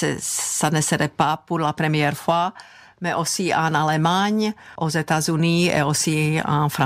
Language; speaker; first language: French; non-native, fluent; Czech